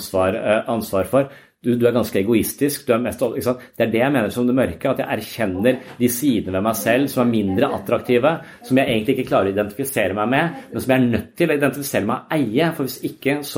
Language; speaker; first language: Norwegian; native; Norwegian